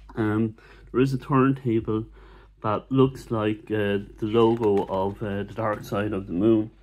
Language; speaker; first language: English; native; English